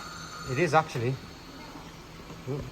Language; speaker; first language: English; native; English